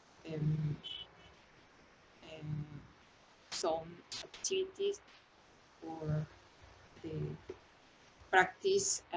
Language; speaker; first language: English; non-native, learner; Spanish